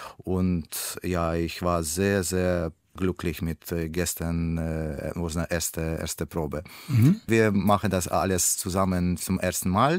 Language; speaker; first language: German; non-native, learner; Russian